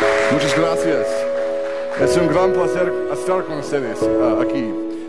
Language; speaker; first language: Spanish; non-native, learner; English